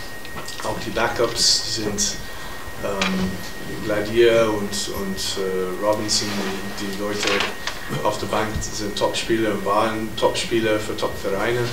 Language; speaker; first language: German; non-native, fluent; English